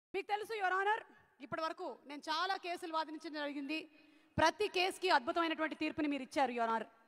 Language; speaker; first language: Telugu; native; Telugu